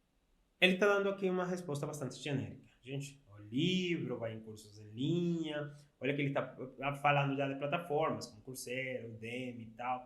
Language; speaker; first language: Portuguese; non-native, fluent; Spanish